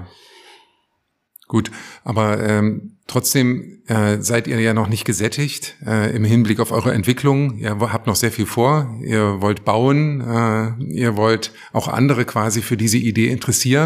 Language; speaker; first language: German; native; German